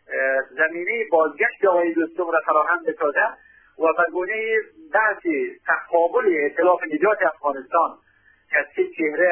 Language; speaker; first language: Persian; native; Persian